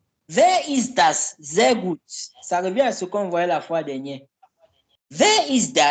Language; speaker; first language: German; non-native, learner; French